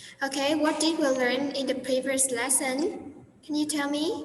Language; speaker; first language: English; non-native, fluent; Vietnamese